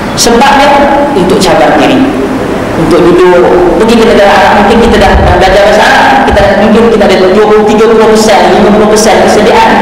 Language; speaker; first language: Malay; native; Malay